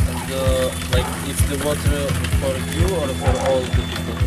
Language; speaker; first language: English; non-native, learner; Slovak